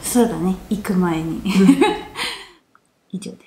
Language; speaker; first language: Japanese; non-native, fluent; Italian